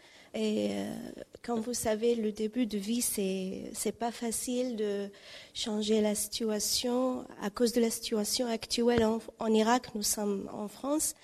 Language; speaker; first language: French; non-native, learner; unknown